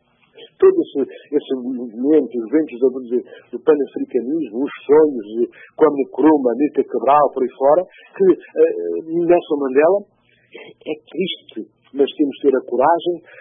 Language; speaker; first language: Portuguese; non-native, local second language; Upper Guinea Crioulo